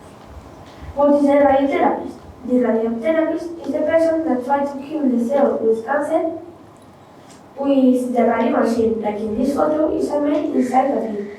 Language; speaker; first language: English; non-native, learner; Spanish